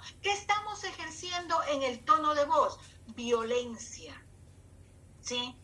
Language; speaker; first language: Spanish; native; Spanish